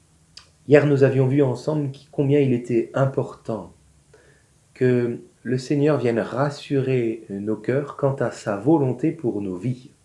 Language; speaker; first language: French; native; French